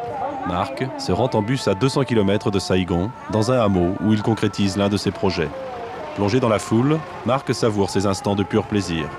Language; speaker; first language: French; native; French